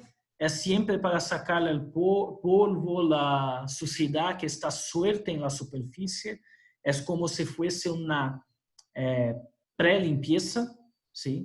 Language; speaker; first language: Spanish; non-native, fluent; Portuguese